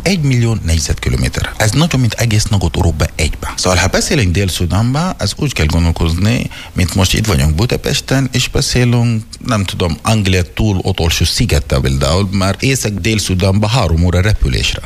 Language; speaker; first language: Hungarian; non-native, fluent; Arabic